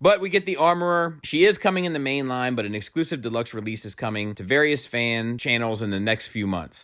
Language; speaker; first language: English; native; English